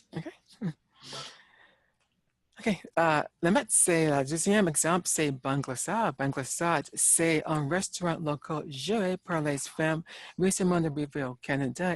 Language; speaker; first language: French; non-native, learner; English